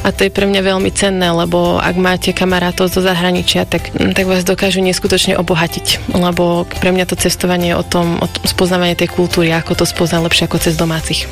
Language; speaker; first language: Slovak; non-native, local second language; Hungarian